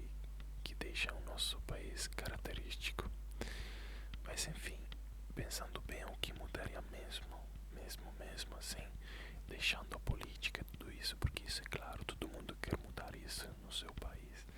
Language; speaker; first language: Portuguese; non-native, fluent; Italian